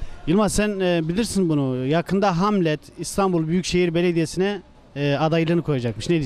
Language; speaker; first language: Turkish; native; Turkish